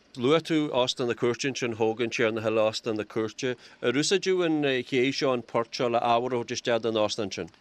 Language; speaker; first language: Irish; native; Irish